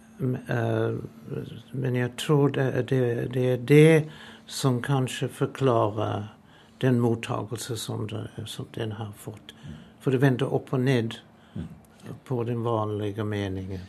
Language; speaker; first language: Norwegian; non-native, fluent; English